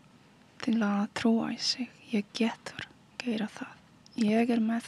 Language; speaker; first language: Icelandic; non-native, learner; Polish